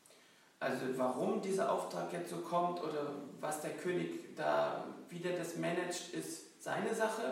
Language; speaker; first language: German; native; German